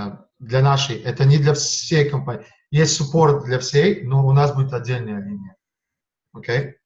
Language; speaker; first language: Russian; non-native, fluent; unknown